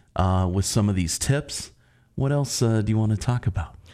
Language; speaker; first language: English; native; English